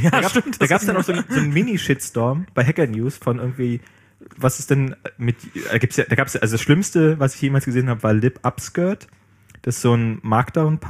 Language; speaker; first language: German; native; German